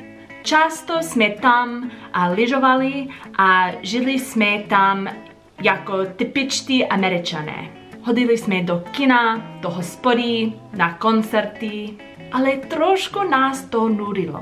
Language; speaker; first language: Czech; non-native, learner; English